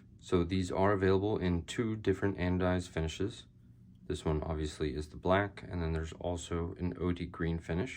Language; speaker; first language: English; native; English